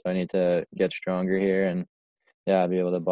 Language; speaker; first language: English; native; English